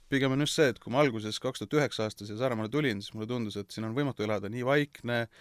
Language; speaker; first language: Estonian; native; Estonian